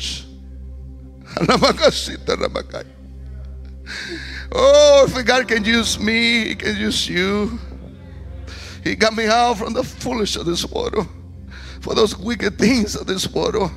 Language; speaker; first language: English; non-native, fluent; Spanish